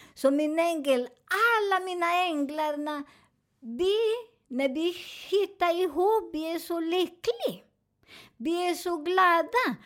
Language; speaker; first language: Swedish; non-native, learner; Spanish